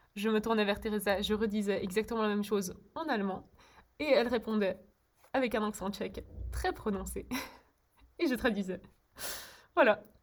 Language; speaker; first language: French; early bilingual, other home language; Czech